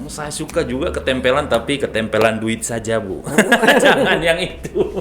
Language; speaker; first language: Indonesian; native; Indonesian